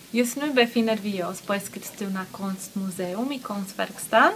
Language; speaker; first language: Swedish; non-native, fluent; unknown